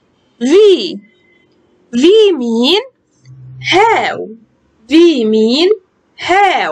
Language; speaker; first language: German; non-native, fluent; Arabic